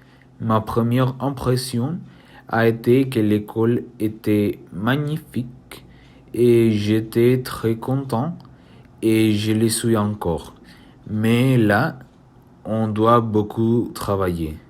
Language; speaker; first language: French; non-native, learner; Spanish